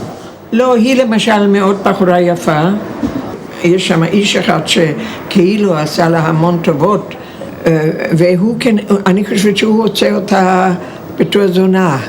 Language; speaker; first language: Hebrew; non-native, fluent; German